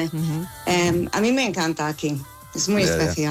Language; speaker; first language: Spanish; non-native, learner; English